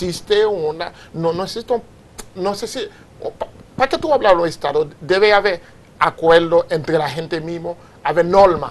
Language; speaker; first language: Spanish; non-native, fluent; Haitian Creole